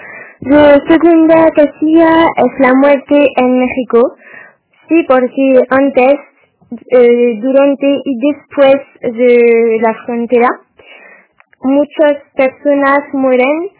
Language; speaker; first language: Spanish; non-native, learner; French